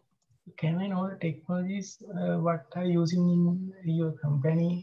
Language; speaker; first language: English; non-native, learner; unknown